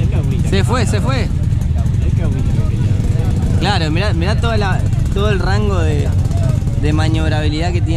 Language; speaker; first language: Spanish; native; Spanish